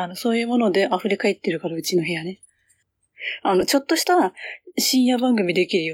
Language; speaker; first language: Japanese; native; Japanese